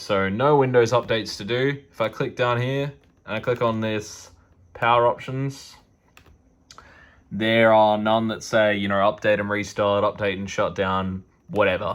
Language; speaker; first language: English; native; English